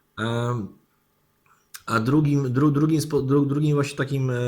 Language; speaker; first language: Polish; native; Polish